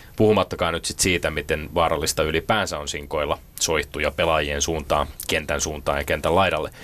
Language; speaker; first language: Finnish; native; Finnish